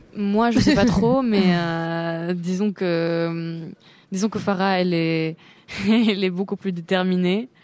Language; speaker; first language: French; non-native, local second language; Arabic